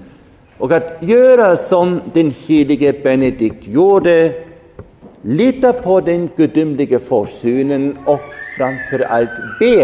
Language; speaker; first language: Swedish; non-native, fluent; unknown